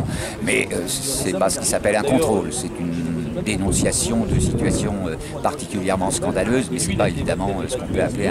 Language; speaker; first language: French; native; French